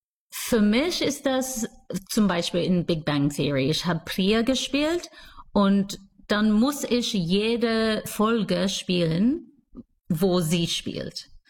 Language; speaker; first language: German; non-native, fluent; English